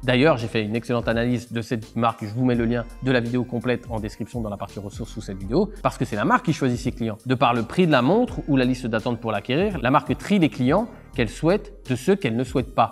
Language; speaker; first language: French; native; French